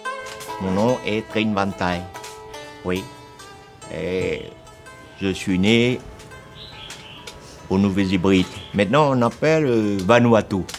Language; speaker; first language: French; non-native, local second language; Vietnamese